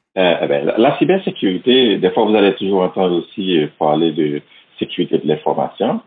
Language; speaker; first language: French; non-native, local second language; Haitian Creole